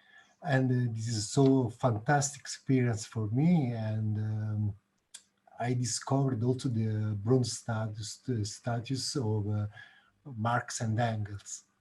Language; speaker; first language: English; non-native, learner; Italian